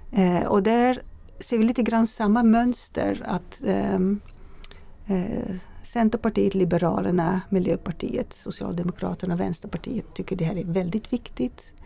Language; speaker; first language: Swedish; native; Swedish